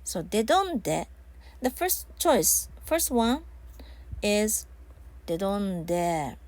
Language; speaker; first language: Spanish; non-native, learner; Japanese